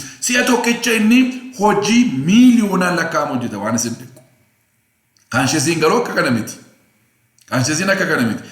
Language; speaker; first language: Oromo; non-native, local second language; Amharic